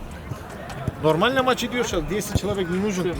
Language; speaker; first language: Russian; non-native, learner; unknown